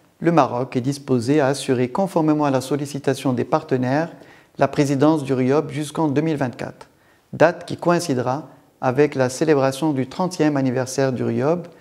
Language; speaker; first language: French; non-native, local second language; Arabic